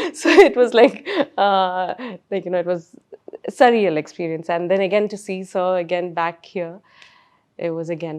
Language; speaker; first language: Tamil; non-native, learner; Malayalam